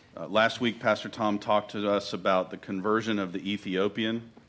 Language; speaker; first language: English; native; English